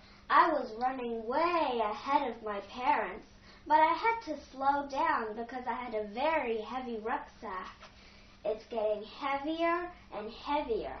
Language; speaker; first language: English; non-native, fluent; Chinese